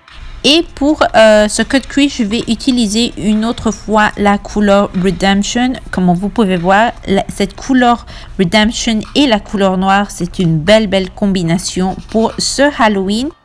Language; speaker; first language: French; non-native, fluent; Spanish